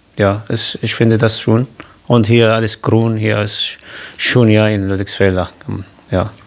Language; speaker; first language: German; non-native, learner; Kurdish